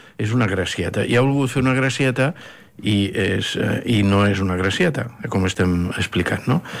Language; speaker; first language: Catalan; native; Catalan